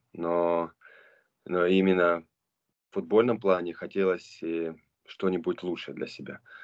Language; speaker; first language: Russian; non-native, local second language; Romanian